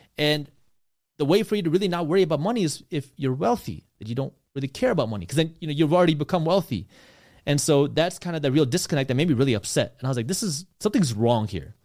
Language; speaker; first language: English; early bilingual, other home language; Punjabi